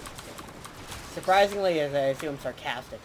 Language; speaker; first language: English; native; English